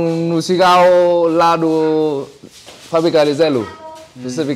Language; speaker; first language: Portuguese; non-native, learner; Vietnamese